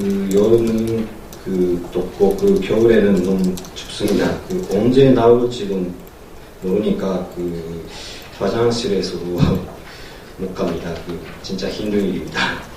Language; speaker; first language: Korean; non-native, learner; Japanese